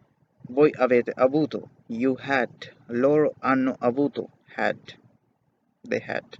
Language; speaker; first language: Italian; non-native, fluent; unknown